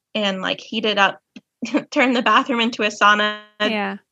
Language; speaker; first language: English; native; English